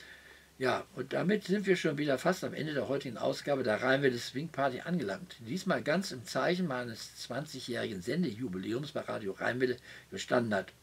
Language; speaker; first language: German; native; German